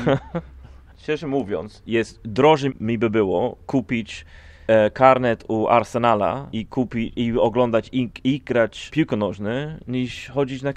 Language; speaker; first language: Polish; non-native, fluent; English